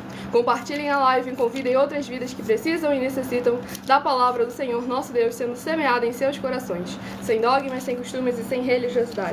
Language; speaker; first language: Portuguese; native; Portuguese